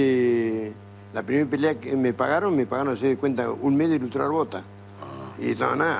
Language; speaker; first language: Spanish; native; Spanish